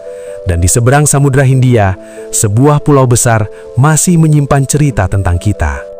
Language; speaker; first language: Indonesian; native; Indonesian